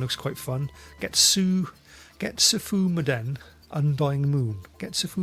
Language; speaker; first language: English; native; English